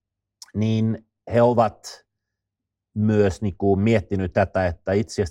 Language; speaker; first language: Finnish; non-native, fluent; Swedish